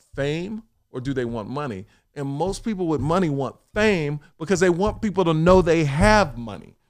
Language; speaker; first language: English; native; English